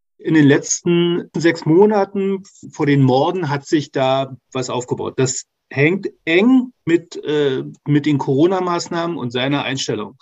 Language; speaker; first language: German; native; German